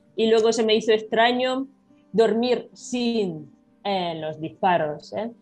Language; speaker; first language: Spanish; non-native, fluent; Ukrainian